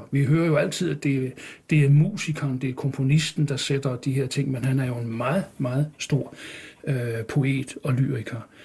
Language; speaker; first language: Danish; native; Danish